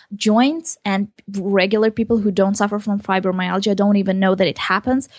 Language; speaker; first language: English; early bilingual, other home language; Hebrew